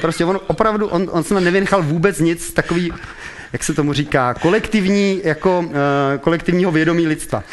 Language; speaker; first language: Czech; native; Czech